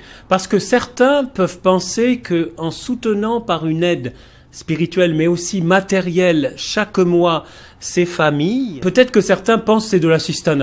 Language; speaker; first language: French; native; French